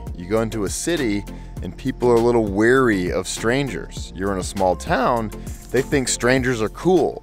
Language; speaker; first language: English; native; English